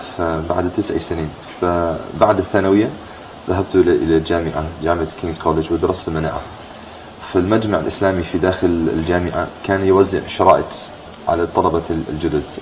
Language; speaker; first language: Arabic; non-native, fluent; English